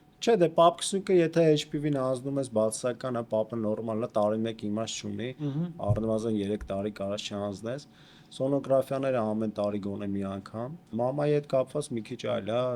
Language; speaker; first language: Armenian; native; Armenian